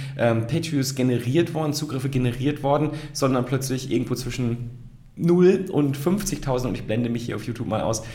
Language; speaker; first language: German; native; German